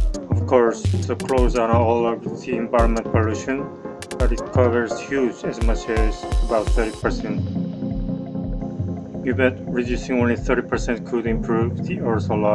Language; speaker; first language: English; non-native, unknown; Korean